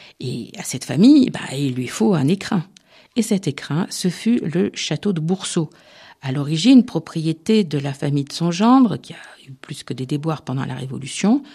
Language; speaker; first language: French; native; French